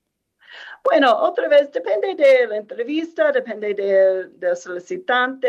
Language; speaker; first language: Spanish; non-native, fluent; English